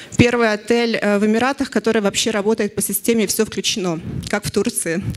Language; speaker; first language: Russian; native; Russian